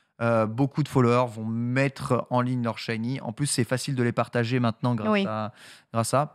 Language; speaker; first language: French; native; French